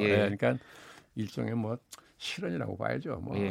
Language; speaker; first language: Korean; native; Korean